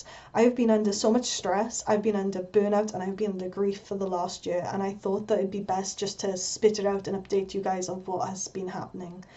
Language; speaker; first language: English; native; English